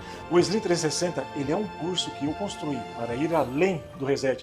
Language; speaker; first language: Portuguese; native; Portuguese